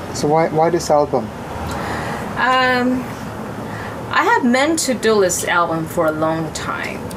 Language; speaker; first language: English; non-native, fluent; Chinese